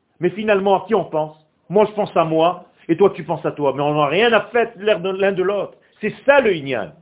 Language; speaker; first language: French; non-native, fluent; Hebrew